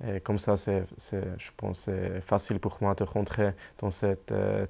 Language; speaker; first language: French; non-native, local second language; German